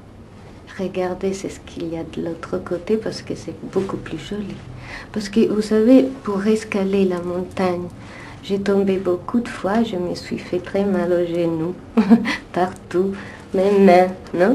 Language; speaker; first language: French; non-native, fluent; Italian